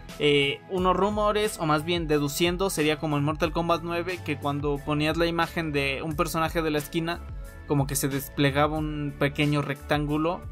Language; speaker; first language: Spanish; native; Spanish